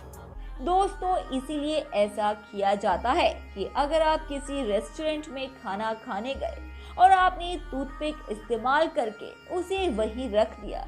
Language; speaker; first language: Hindi; native; Hindi